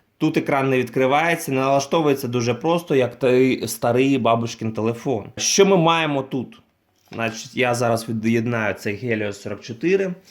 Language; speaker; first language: Ukrainian; non-native, local second language; Russian